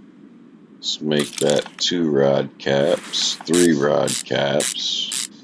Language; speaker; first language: English; native; English